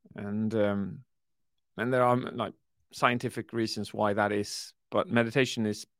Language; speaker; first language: English; early bilingual, other home language; Swedish